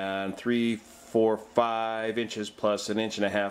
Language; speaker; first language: English; native; English